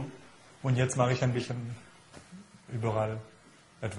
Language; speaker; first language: German; non-native, fluent; French